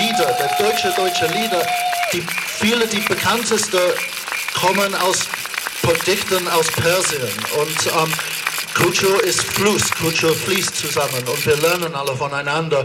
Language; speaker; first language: German; non-native, fluent; English